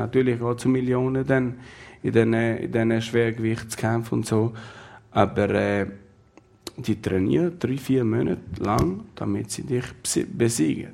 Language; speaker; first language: German; non-native, fluent; Albanian